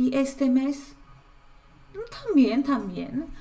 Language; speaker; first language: Spanish; non-native, fluent; Polish